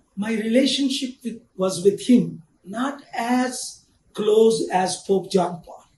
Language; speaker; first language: English; non-native, local second language; Telugu